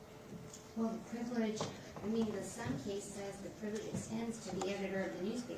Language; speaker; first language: English; native; English